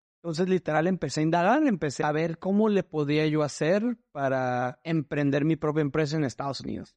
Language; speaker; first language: Spanish; native; Spanish